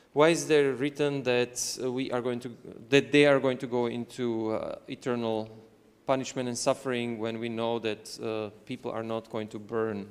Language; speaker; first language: English; non-native, fluent; Slovak